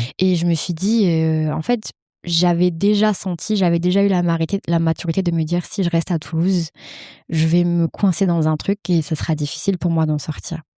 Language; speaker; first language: French; early bilingual, other home language; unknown